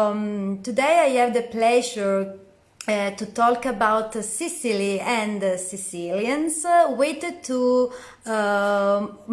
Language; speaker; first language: English; non-native, fluent; Italian